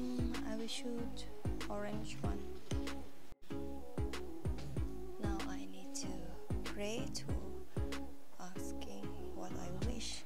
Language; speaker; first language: English; non-native, learner; Thai